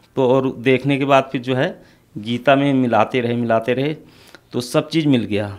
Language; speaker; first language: Hindi; native; Hindi